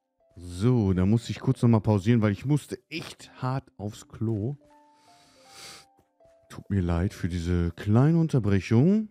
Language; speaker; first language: German; native; German